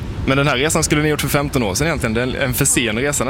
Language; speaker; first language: Swedish; native; Swedish